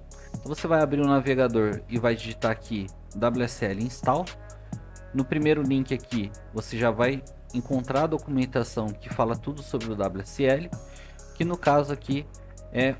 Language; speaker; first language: Portuguese; native; Portuguese